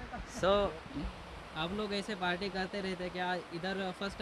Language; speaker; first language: Hindi; non-native, local second language; Gujarati